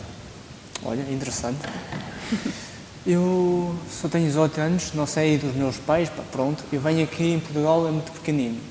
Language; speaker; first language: Portuguese; early bilingual, other home language; Chinese